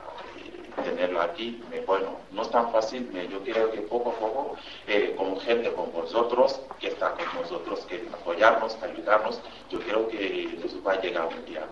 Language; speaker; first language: Spanish; non-native, learner; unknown